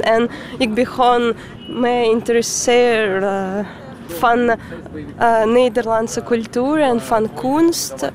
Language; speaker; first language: Dutch; non-native, learner; Russian